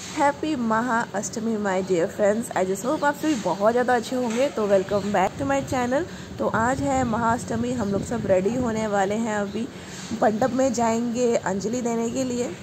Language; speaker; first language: Hindi; non-native, local second language; Bangla